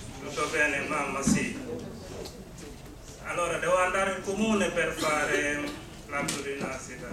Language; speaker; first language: Italian; non-native, learner; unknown